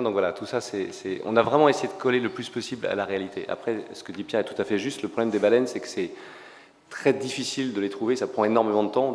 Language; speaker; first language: French; native; French